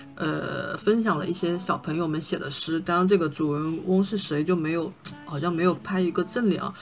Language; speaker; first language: Chinese; non-native, local second language; Min Nan Chinese